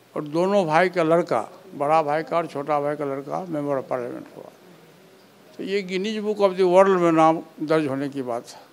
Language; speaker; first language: Hindi; native; Hindi